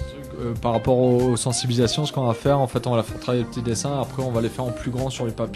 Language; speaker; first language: French; native; French